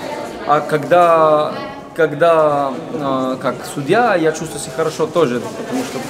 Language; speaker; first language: Russian; non-native, learner; Bulgarian